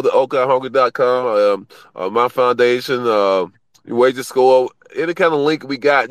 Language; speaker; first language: English; native; English